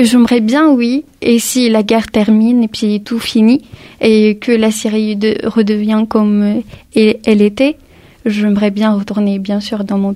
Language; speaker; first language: French; early bilingual, other home language; Arabic